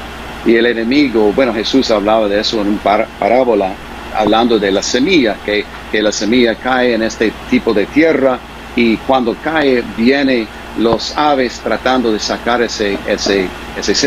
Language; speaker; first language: Spanish; non-native, fluent; English